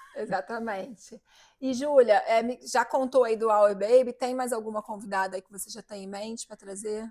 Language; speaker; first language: Portuguese; native; Portuguese